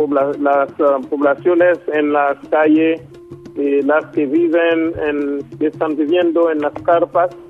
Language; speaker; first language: Spanish; non-native, local second language; Haitian Creole